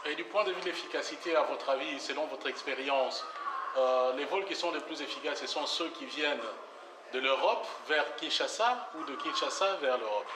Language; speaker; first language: French; native; French